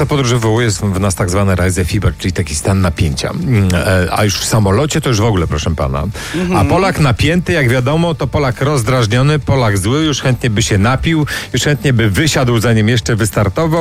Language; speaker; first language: Polish; native; Polish